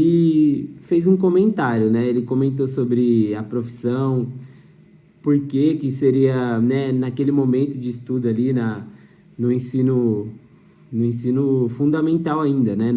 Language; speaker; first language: Portuguese; native; Portuguese